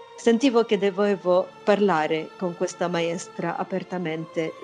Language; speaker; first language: Italian; non-native, fluent; Arabic